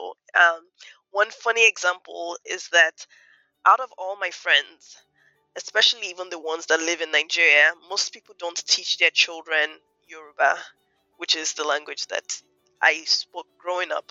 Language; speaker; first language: English; non-native, local second language; Yoruba